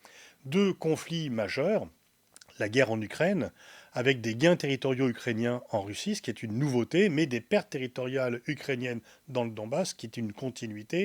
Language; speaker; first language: French; native; French